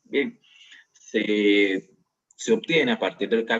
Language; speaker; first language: Spanish; native; Spanish